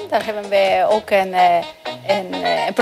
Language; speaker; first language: Dutch; non-native, fluent; Spanish